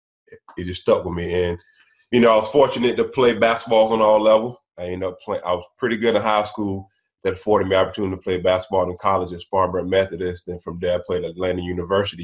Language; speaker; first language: English; native; English